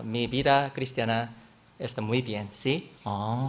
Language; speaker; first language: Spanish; non-native, learner; Korean